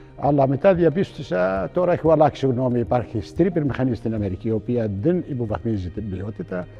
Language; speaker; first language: Greek; non-native, fluent; Arabic